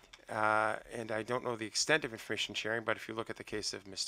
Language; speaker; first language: English; native; English